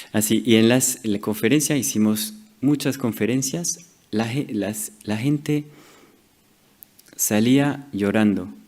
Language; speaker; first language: Spanish; non-native, fluent; French